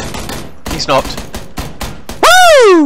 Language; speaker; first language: English; native; English